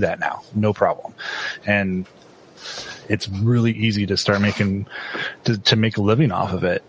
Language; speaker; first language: English; native; English